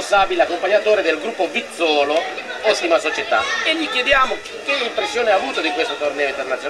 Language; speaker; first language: Italian; native; Italian